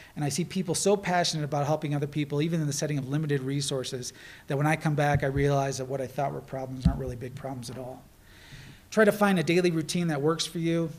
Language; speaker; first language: English; native; English